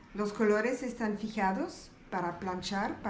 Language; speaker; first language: Spanish; non-native, learner; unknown